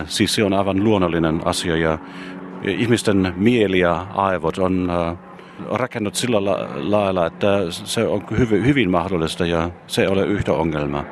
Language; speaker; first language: Finnish; non-native, fluent; German